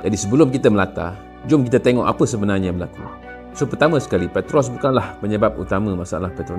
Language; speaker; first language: Malay; native; Malay